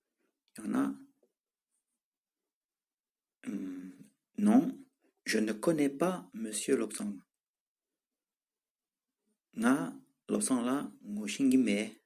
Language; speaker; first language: French; non-native, fluent; Tibetan